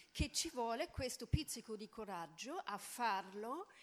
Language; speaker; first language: Italian; non-native, fluent; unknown